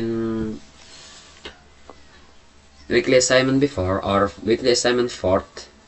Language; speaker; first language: English; non-native, learner; Indonesian